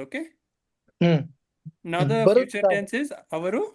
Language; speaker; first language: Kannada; non-native, learner; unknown